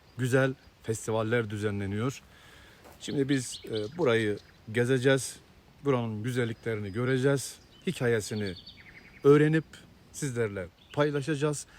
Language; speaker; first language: Turkish; native; Turkish